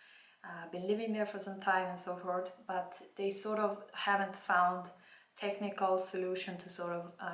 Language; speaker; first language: English; non-native, fluent; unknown